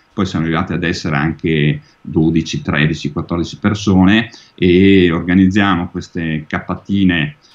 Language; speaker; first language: Italian; native; Italian